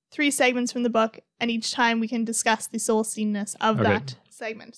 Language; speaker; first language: English; native; English